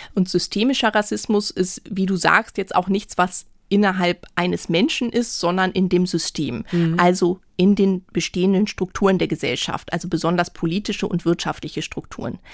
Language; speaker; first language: German; native; German